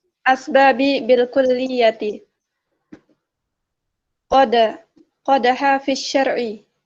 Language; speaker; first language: Arabic; non-native, learner; Indonesian